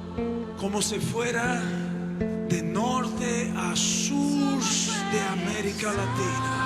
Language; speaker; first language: Spanish; non-native, local second language; Portuguese